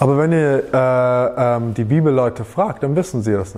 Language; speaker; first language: German; native; German